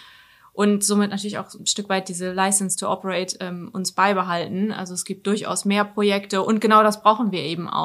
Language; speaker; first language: German; native; German